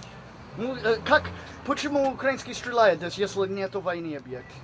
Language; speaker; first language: Russian; non-native, learner; English